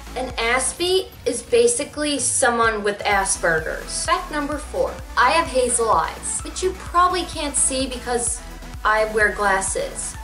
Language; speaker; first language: English; native; English